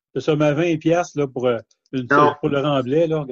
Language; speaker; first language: French; native; French